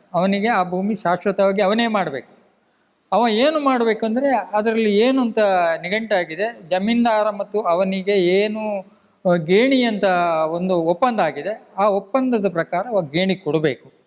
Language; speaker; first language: Kannada; native; Kannada